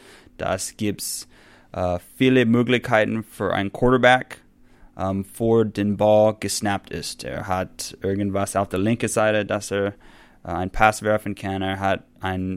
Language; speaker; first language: German; non-native, fluent; English